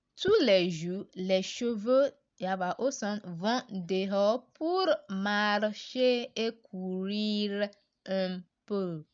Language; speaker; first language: French; non-native, learner; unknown